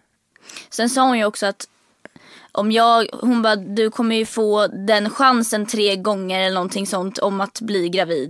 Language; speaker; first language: Swedish; native; Swedish